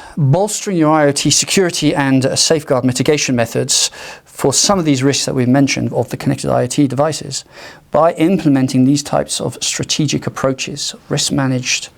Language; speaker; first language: English; native; English